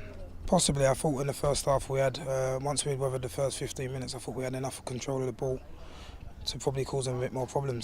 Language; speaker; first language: English; native; English